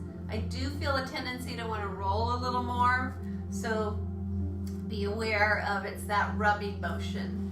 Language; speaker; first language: English; native; English